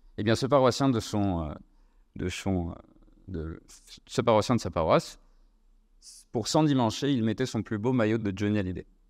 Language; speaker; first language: French; native; French